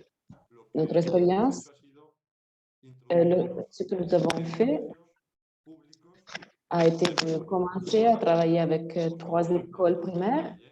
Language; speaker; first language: French; non-native, fluent; Italian